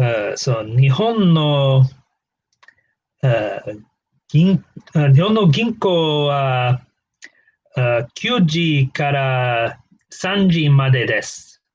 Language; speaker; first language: Japanese; non-native, learner; English